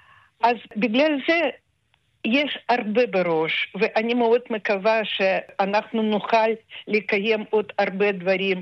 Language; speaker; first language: Hebrew; non-native, fluent; Russian